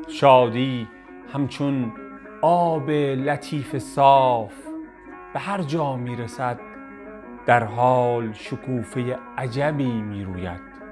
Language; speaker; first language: Persian; native; Persian